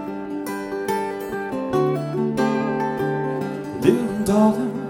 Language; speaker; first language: English; native; English